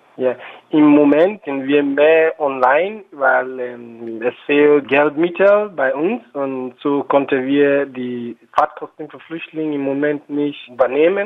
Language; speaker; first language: German; non-native, fluent; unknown